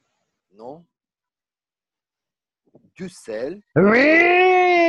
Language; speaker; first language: French; non-native, learner; Portuguese